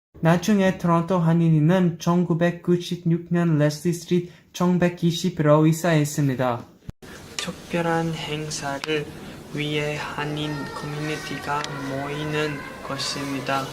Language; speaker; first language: Korean; early bilingual, heritage; English